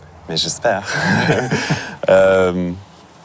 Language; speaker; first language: French; non-native, local second language; English